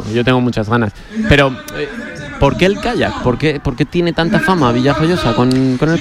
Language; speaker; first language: Spanish; native; Spanish